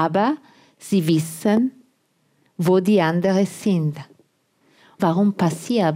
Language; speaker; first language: German; non-native, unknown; Italian